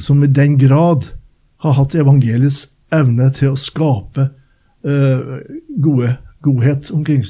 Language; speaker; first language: Norwegian; native; Norwegian